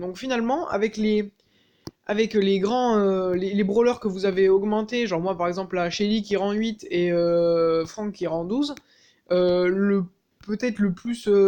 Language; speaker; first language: French; native; French